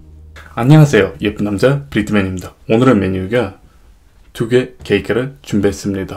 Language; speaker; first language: Korean; non-native, fluent; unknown